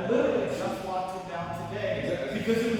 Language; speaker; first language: English; native; English